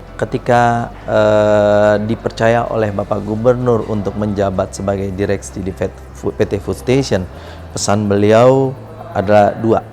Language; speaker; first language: Indonesian; native; Indonesian